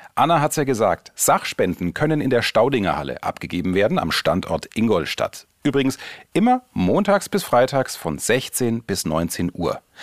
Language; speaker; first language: German; native; German